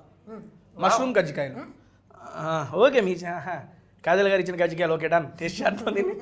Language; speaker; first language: Telugu; native; Telugu